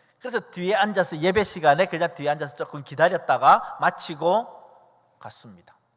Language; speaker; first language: Korean; native; Korean